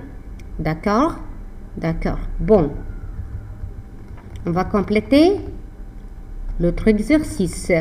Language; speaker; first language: French; non-native, fluent; Arabic